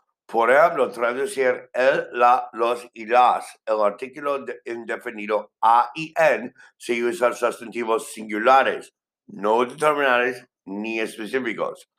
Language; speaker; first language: Spanish; non-native, learner; English